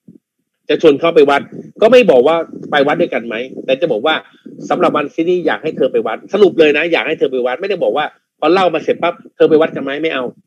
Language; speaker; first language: Thai; native; Thai